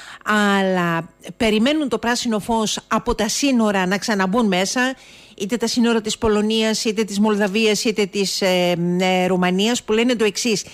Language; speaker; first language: Greek; native; Greek